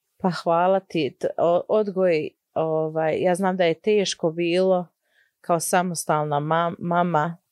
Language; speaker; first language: Croatian; early bilingual, heritage; Bosnian